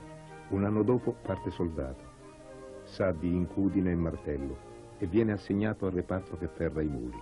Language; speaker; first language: Italian; native; Italian